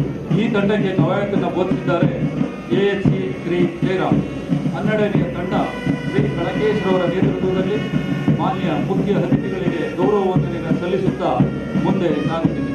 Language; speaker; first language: Kannada; native; Kannada